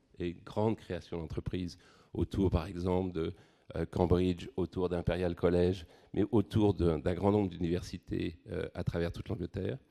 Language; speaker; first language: French; native; French